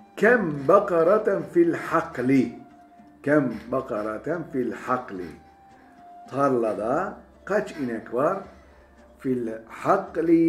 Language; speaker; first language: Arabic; non-native, fluent; Turkish